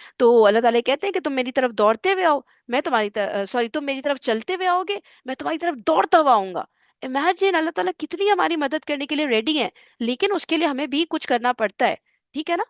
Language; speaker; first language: Urdu; native; Urdu